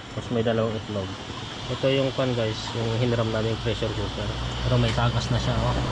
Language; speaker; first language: Filipino; native; Filipino